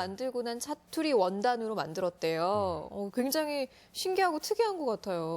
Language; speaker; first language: Korean; native; Korean